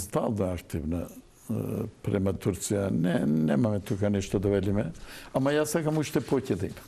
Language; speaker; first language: Macedonian; non-native, local second language; Turkish